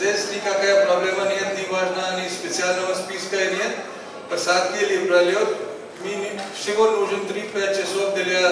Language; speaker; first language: Russian; non-native, learner; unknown